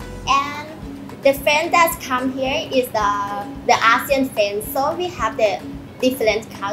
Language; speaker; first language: English; non-native, learner; Thai